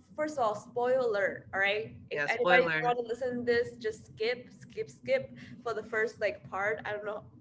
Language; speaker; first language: English; non-native, fluent; Chinese